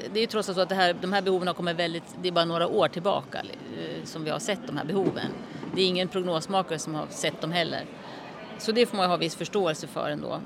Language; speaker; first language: Swedish; native; Swedish